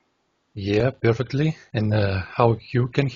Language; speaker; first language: English; non-native, learner; Russian